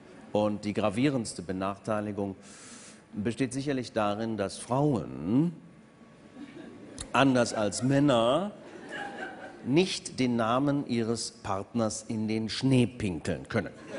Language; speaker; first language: German; native; German